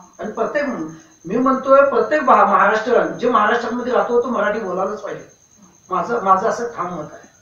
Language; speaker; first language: Marathi; non-native, local second language; Urdu